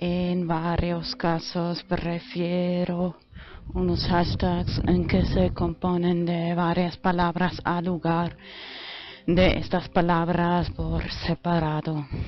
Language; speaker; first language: Spanish; non-native, fluent; German